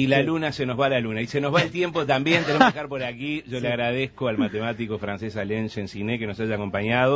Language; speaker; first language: Spanish; native; Spanish